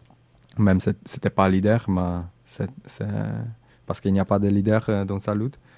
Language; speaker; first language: French; non-native, learner; Indonesian